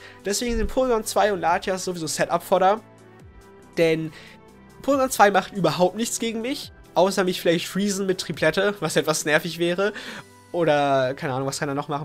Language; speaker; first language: German; native; German